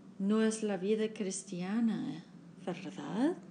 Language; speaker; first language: Spanish; non-native, learner; English